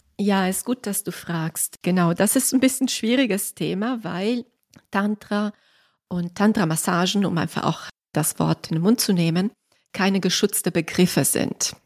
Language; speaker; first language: German; non-native, fluent; Italian